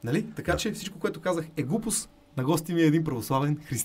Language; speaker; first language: Bulgarian; native; Bulgarian